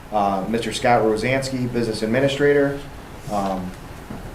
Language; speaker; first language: English; native; English